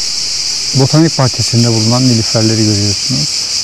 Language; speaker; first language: Turkish; native; Turkish